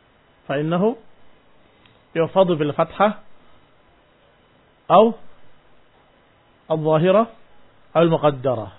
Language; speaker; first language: Arabic; non-native, fluent; Indonesian